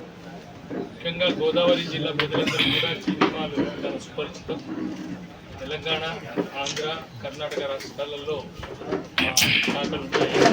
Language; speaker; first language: Telugu; native; Telugu